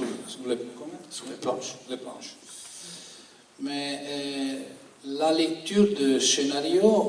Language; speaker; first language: French; non-native, learner; Italian